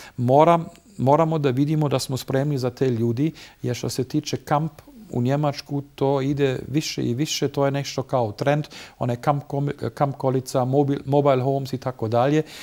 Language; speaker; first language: Bosnian; non-native, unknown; German